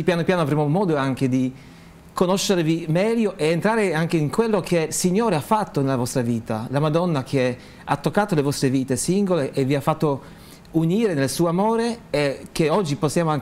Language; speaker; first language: Italian; non-native, fluent; Polish